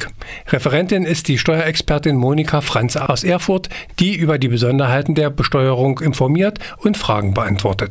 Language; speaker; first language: German; native; German